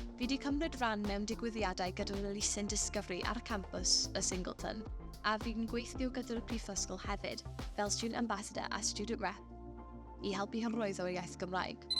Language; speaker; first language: Welsh; non-native, local second language; English